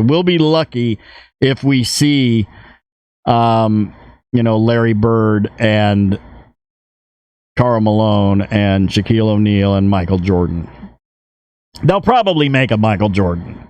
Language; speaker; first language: English; native; English